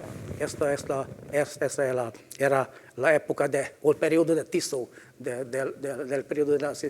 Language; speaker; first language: Spanish; non-native, fluent; Hungarian